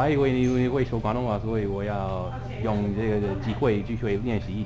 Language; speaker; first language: Chinese; non-native, fluent; English